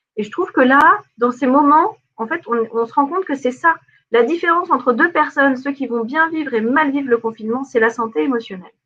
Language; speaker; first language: French; native; French